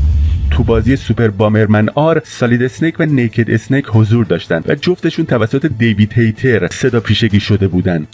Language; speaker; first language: Persian; native; Persian